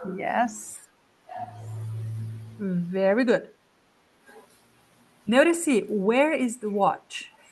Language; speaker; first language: English; non-native, fluent; Portuguese